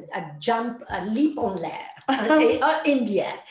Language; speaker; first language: English; non-native, fluent; Italian